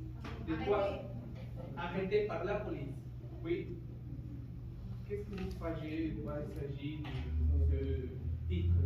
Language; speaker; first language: French; non-native, fluent; Spanish